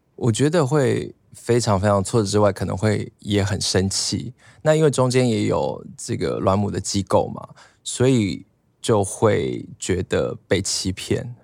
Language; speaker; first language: Chinese; native; Chinese